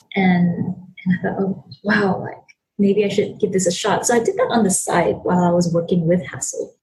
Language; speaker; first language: English; non-native, local second language; Chinese